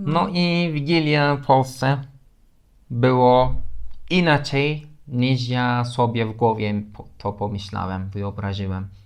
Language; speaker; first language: Polish; non-native, learner; Turkish